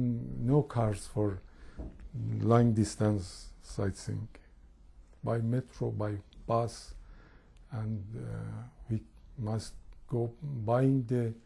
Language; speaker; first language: English; non-native, learner; Persian